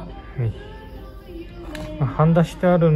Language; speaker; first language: Japanese; native; Japanese